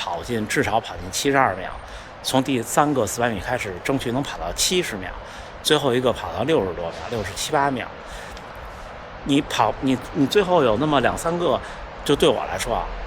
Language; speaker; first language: Chinese; native; Chinese